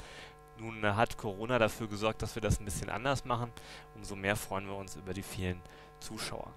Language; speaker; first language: German; native; German